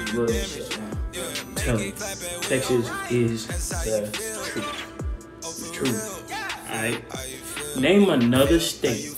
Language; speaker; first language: English; native; English